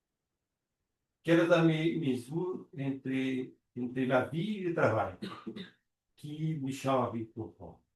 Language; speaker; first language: French; non-native, learner; Portuguese